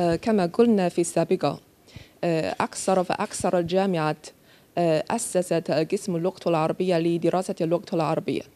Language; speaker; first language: Arabic; non-native, learner; Chinese